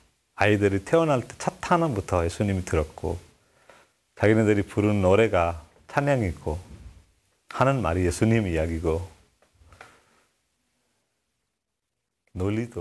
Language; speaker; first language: Korean; non-native, fluent; Nepali